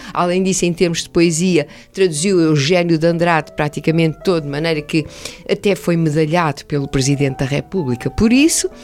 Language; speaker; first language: Portuguese; native; Portuguese